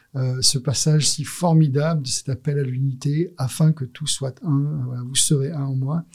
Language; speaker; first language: French; native; French